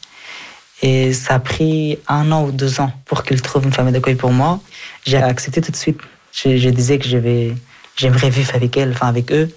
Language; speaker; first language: French; early bilingual, other home language; Persian